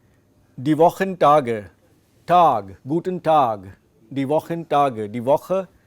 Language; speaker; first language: German; non-native, fluent; English